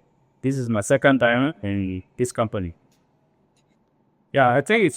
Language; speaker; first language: English; non-native, learner; French